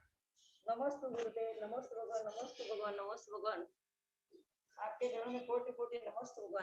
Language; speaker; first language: Hindi; non-native, local second language; Gujarati